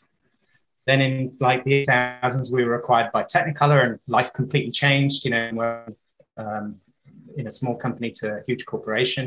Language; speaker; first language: English; native; English